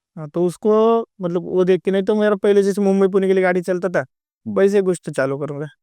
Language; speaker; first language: Hindi; non-native, local second language; Marathi